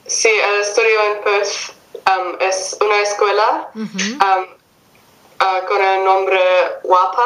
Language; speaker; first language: Spanish; non-native, learner; English